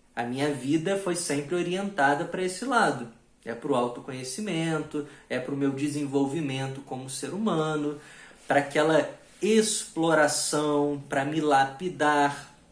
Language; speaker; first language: Portuguese; native; Portuguese